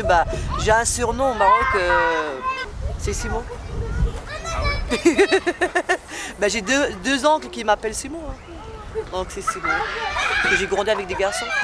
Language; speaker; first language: French; non-native, local second language; Arabic